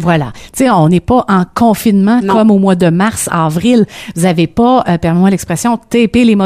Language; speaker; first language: French; native; French